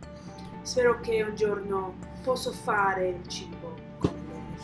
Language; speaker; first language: Italian; non-native, learner; English